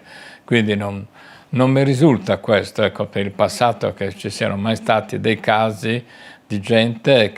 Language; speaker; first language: Italian; native; Italian